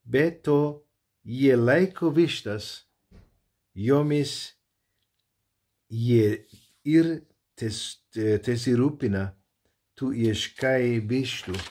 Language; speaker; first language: Lithuanian; non-native, learner; Turkish